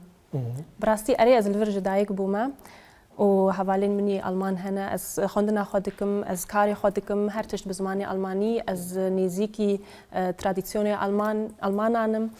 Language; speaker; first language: Kurdish; early bilingual, heritage; Kurdish